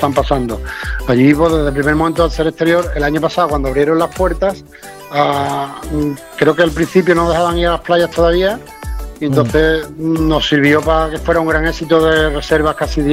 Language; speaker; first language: Spanish; native; Spanish